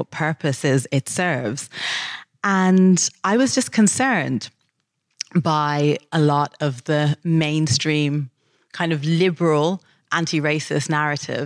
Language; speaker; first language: English; native; English